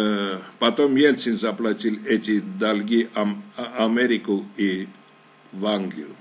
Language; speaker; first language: Russian; non-native, fluent; Armenian